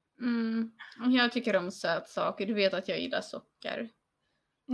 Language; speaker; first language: Swedish; non-native, fluent; Polish